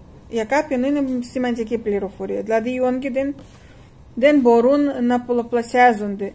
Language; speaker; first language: Greek; non-native, fluent; Russian